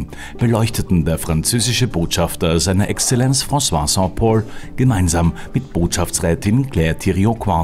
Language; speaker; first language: German; native; German